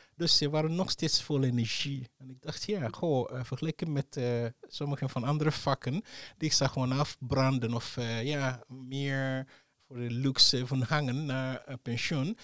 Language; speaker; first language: Dutch; non-native, fluent; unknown